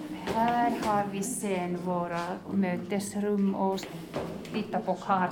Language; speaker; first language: Swedish; non-native, fluent; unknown